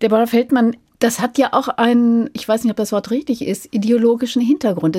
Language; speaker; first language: German; native; German